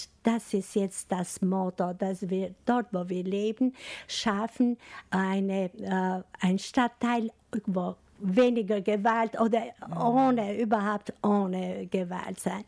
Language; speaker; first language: German; non-native, learner; Albanian